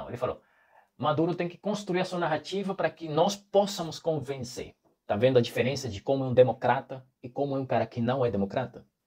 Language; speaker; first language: Portuguese; non-native, fluent; Spanish